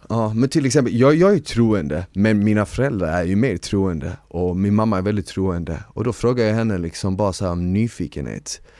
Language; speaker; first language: Swedish; early bilingual, other home language; Bosnian